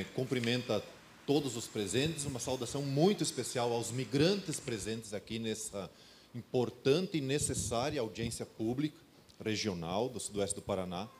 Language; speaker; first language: Portuguese; native; Portuguese